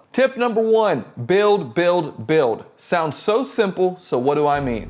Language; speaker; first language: English; native; English